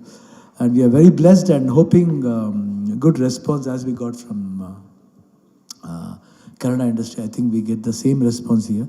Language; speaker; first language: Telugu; non-native, learner; Kannada